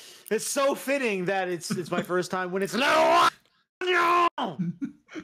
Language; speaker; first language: English; native; English